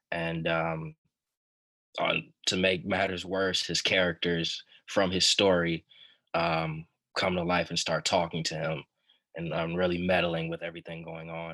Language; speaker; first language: English; native; English